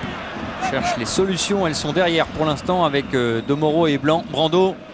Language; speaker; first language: French; native; French